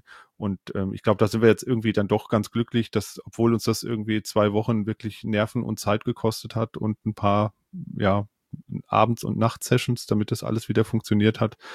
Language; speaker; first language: German; native; German